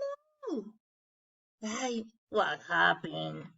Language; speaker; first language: English; non-native, learner; Spanish